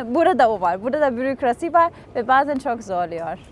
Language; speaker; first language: Turkish; non-native, fluent; German